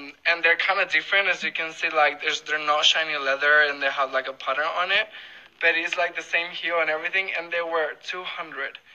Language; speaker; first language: English; non-native, fluent; Spanish